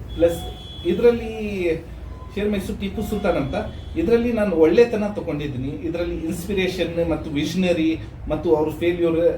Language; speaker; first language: Kannada; non-native, local second language; Urdu